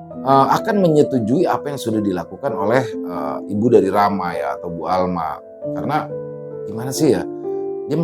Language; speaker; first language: Indonesian; native; Indonesian